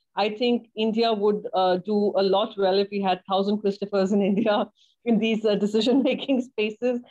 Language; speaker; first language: English; non-native, local second language; Hindi